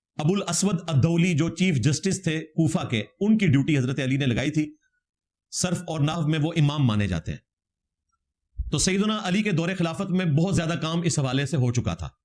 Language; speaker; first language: Urdu; native; Urdu